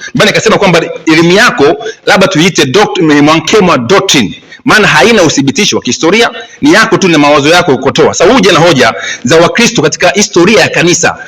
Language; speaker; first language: Swahili; native; Swahili